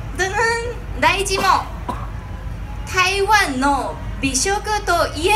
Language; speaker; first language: Japanese; non-native, fluent; Chinese